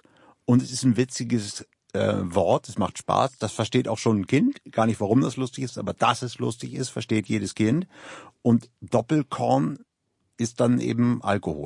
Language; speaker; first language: German; native; German